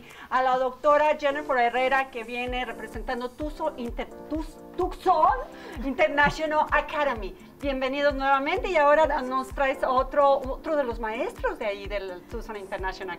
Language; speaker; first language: Spanish; native; Spanish